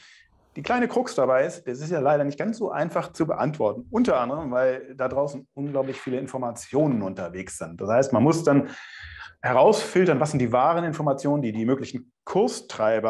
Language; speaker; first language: German; native; German